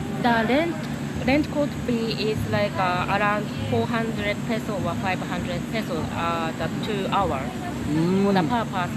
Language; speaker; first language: English; non-native, learner; Japanese